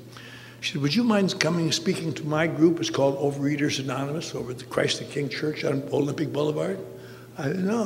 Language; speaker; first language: English; native; English